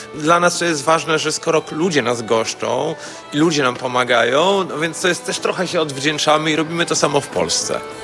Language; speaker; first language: Polish; native; Polish